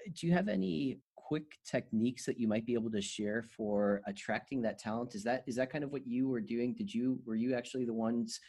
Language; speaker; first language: English; non-native, fluent; French